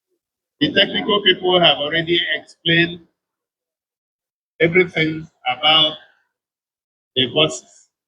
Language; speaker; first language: English; non-native, local second language; Igbo